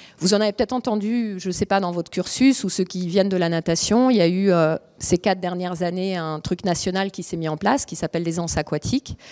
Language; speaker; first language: French; early bilingual, other home language; Romanian